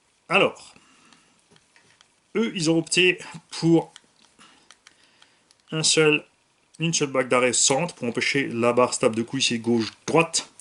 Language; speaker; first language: French; native; French